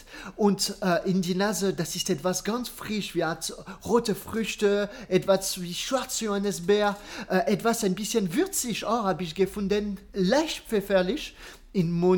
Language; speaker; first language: German; non-native, learner; French